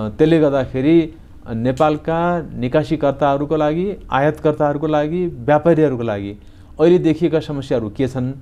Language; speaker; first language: Nepali; native; Nepali